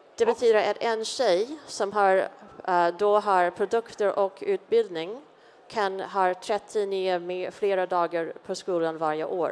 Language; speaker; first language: Swedish; non-native, fluent; English